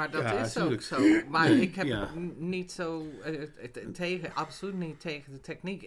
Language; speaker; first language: Dutch; non-native, fluent; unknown